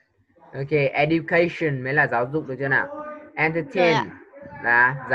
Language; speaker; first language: Vietnamese; native; Vietnamese